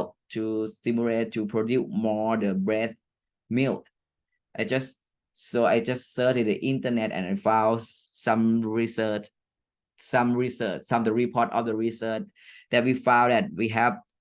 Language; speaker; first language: English; non-native, fluent; Thai